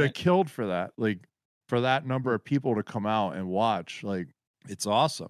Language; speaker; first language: English; native; English